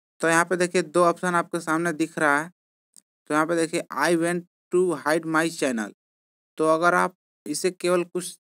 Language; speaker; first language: Hindi; native; Hindi